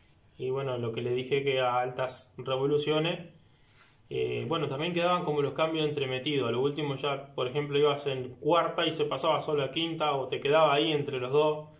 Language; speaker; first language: Spanish; native; Spanish